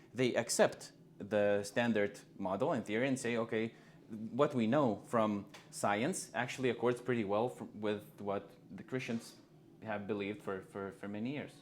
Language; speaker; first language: English; non-native, fluent; Lithuanian